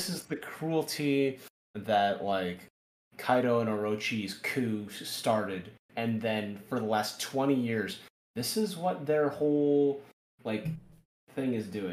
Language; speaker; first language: English; native; English